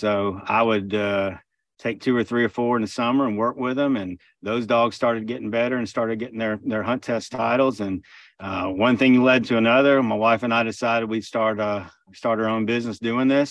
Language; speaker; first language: English; native; English